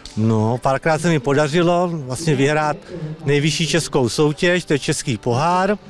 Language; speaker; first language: Czech; native; Czech